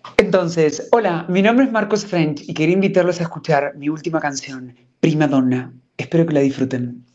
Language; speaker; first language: Spanish; native; Spanish